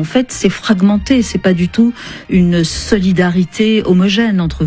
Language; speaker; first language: French; native; French